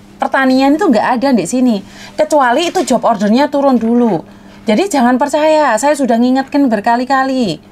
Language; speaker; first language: Indonesian; non-native, local second language; Madurese